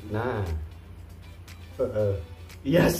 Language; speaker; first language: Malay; non-native, local second language; Sundanese